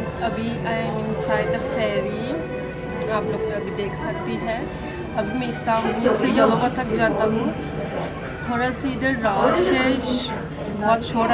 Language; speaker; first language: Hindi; non-native, learner; Turkish